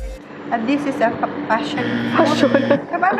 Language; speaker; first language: English; non-native, local second language; Filipino